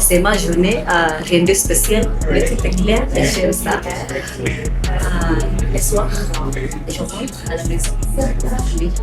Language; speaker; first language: French; non-native, learner; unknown